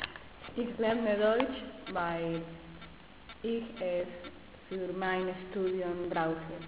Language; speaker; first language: German; non-native, learner; Spanish